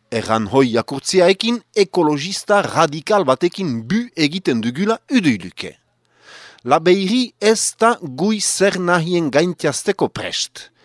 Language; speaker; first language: Basque; native; Basque